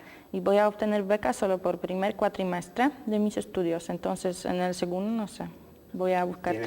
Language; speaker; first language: Spanish; non-native, learner; Polish